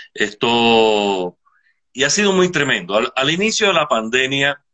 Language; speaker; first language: Spanish; native; Spanish